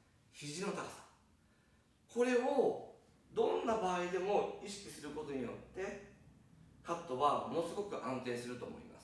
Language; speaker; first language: Japanese; native; Japanese